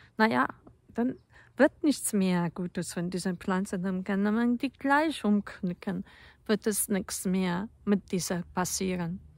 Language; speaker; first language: German; non-native, fluent; Polish